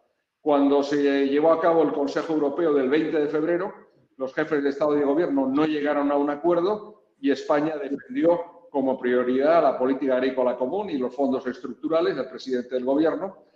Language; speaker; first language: Spanish; native; Spanish